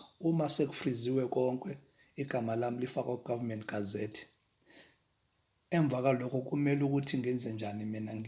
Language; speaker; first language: Zulu; non-native, local second language; Xhosa